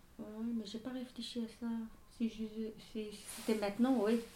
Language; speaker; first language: French; non-native, learner; Arabic